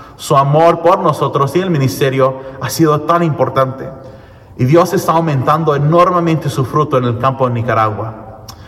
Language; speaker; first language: Spanish; early bilingual, heritage; Spanish